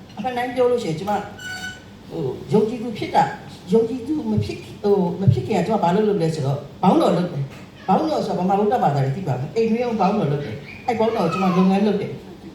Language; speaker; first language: Burmese; non-native, local second language; Shan